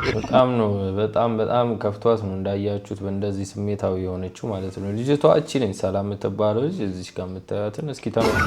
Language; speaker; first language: Amharic; native; Amharic